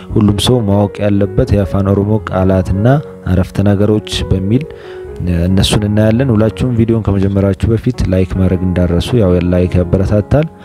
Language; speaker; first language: Amharic; non-native, local second language; Oromo